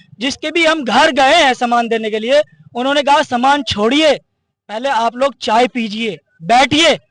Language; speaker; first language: Hindi; native; Hindi